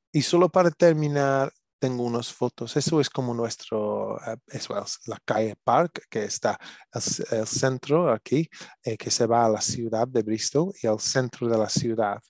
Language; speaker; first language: Spanish; non-native, learner; English